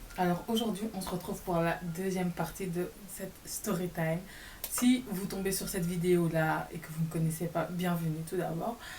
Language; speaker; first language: French; native; French